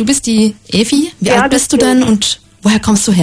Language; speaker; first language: German; native; German